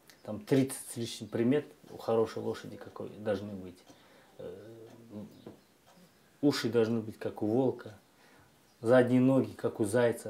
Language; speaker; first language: Russian; non-native, local second language; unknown